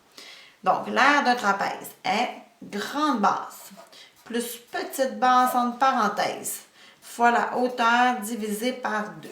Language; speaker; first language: French; native; French